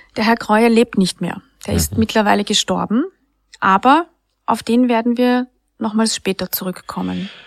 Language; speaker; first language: German; native; German